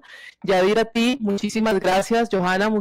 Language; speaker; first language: Spanish; native; Spanish